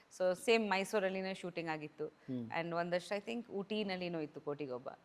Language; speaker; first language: Kannada; non-native, fluent; Bangla